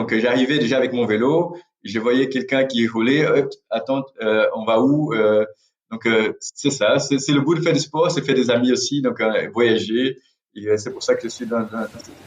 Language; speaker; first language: French; non-native, fluent; Portuguese